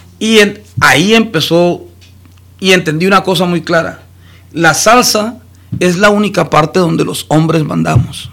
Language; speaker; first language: Spanish; native; Spanish